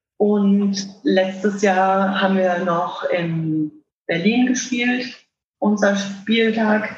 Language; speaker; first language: German; native; German